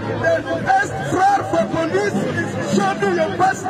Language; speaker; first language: English; non-native, learner; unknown